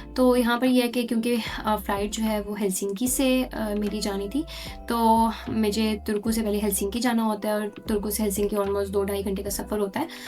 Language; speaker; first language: Urdu; native; Urdu